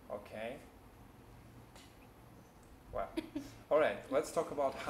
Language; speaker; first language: English; non-native, fluent; Vietnamese